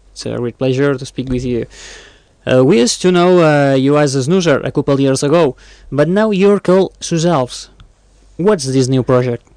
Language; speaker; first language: English; non-native, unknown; Catalan